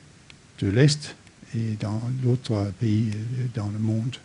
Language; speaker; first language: French; non-native, fluent; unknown